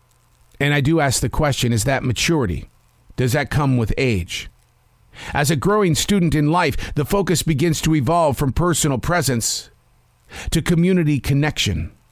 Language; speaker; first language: English; native; English